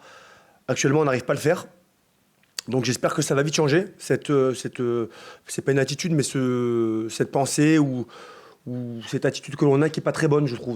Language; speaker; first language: French; native; French